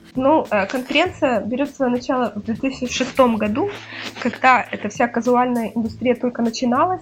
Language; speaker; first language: Russian; native; Russian